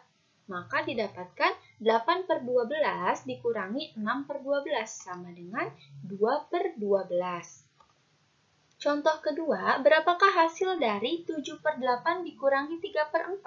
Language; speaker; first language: Indonesian; native; Indonesian